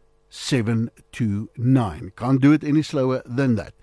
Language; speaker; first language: English; non-native, local second language; Afrikaans